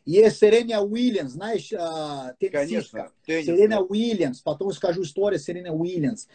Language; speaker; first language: Russian; non-native, fluent; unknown